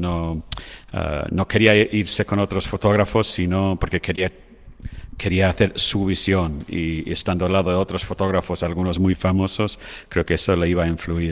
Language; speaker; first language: Spanish; non-native, fluent; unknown